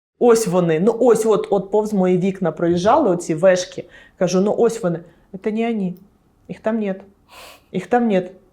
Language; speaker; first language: Ukrainian; non-native, local second language; Russian